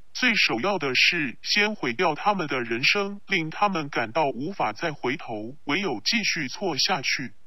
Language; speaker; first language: Chinese; non-native, local second language; Cantonese